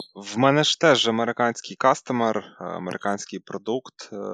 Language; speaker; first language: Ukrainian; native; Ukrainian